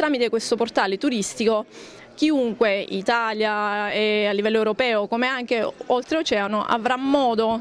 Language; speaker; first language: Italian; native; Italian